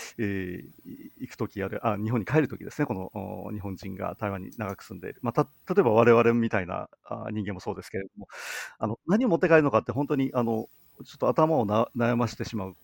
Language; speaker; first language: Japanese; native; Japanese